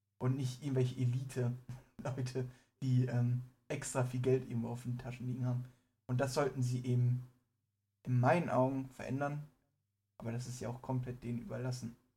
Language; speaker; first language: German; early bilingual, other home language; Persian